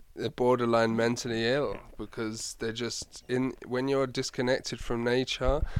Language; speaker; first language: English; native; English